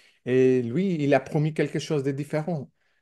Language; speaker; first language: French; non-native, learner; English